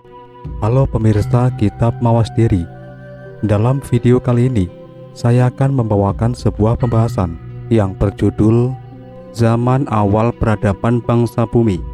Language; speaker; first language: Indonesian; native; Indonesian